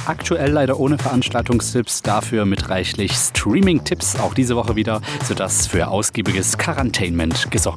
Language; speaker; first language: German; native; German